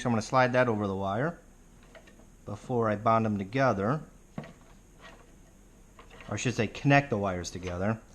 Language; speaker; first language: English; native; English